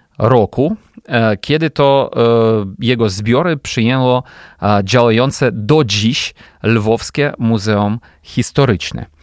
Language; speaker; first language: Polish; non-native, fluent; Ukrainian